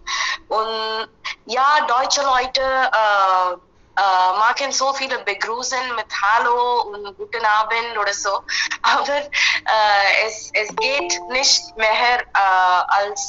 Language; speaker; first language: German; non-native, learner; Hindi